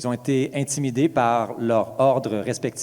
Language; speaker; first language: French; native; French